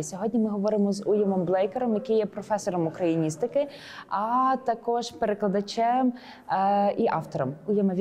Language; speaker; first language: Ukrainian; native; Ukrainian